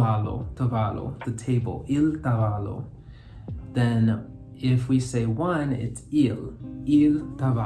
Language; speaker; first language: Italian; non-native, learner; English